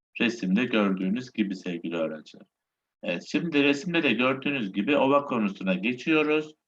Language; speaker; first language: Turkish; native; Turkish